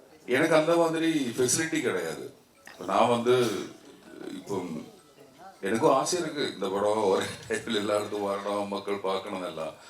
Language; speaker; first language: Tamil; non-native, learner; Malayalam